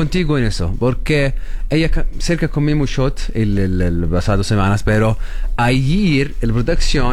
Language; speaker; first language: Spanish; non-native, learner; Arabic